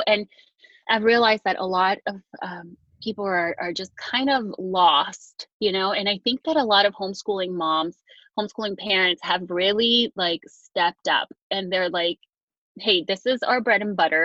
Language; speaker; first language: English; early bilingual, other home language; Spanish